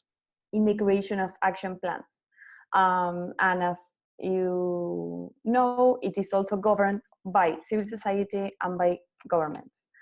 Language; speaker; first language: English; non-native, fluent; Spanish